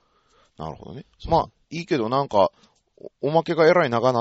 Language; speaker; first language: Japanese; native; Japanese